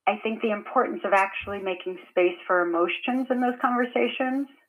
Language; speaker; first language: English; native; English